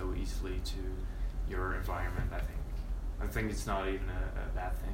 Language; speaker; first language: English; non-native, fluent; Dutch